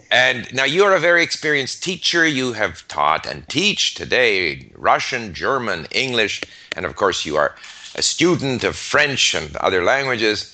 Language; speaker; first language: English; native; English